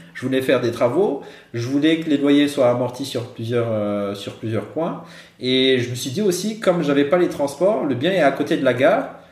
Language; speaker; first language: French; non-native, local second language; Malagasy